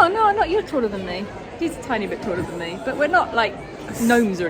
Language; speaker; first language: English; native; English